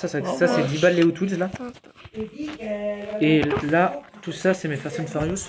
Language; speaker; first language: French; native; French